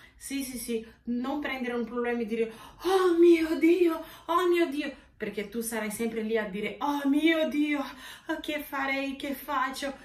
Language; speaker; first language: Italian; non-native, fluent; Portuguese